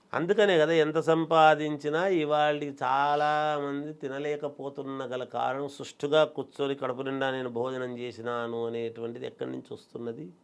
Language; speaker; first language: Telugu; native; Telugu